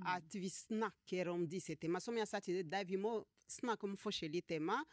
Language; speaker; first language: Norwegian; non-native, fluent; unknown